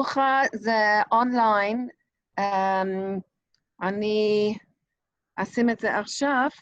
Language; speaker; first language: Hebrew; non-native, fluent; English